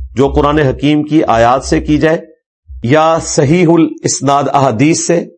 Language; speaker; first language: Urdu; non-native, local second language; Punjabi